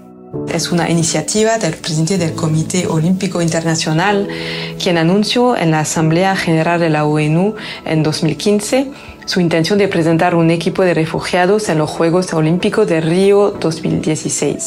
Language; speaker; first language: Spanish; native; Spanish